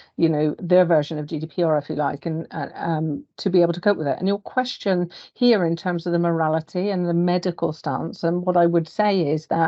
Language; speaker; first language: English; native; English